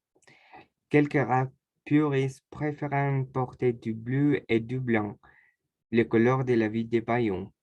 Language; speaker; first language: French; non-native, learner; Spanish